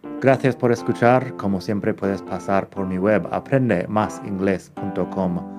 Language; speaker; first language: Spanish; non-native, fluent; English